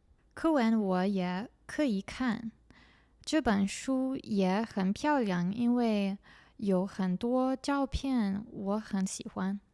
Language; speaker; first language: Chinese; non-native, learner; English